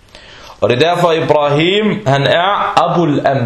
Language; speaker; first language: Danish; non-native, fluent; Arabic